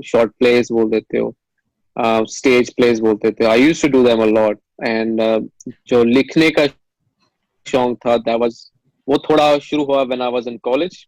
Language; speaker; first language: Hindi; non-native, local second language; Punjabi